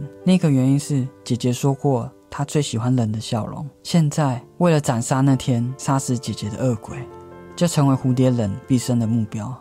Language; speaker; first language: Chinese; native; Chinese